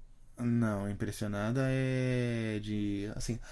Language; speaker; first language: Portuguese; native; Portuguese